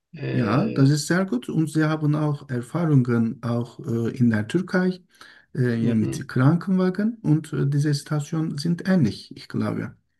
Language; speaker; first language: German; non-native, learner; Turkish